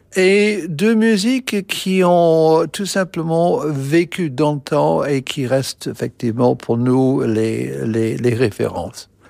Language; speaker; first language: French; non-native, fluent; English